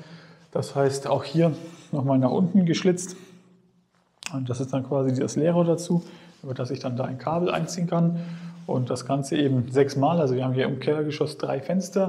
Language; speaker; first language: German; native; German